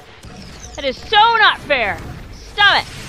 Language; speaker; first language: English; native; English